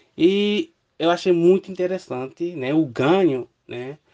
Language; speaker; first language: Portuguese; non-native, fluent; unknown